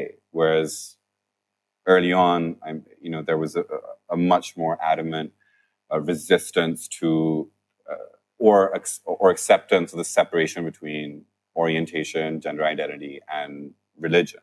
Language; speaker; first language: English; non-native, local second language; Urdu